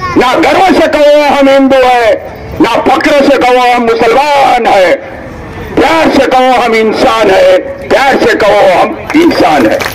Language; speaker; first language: Hindi; non-native, local second language; Marathi